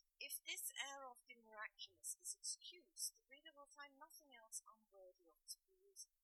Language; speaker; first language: English; non-native, fluent; German